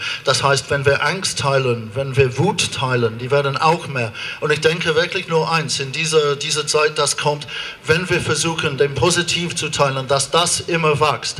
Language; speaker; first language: German; non-native, fluent; English